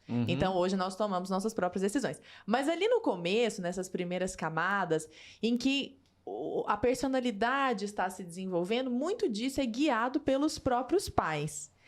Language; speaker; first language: Portuguese; native; Portuguese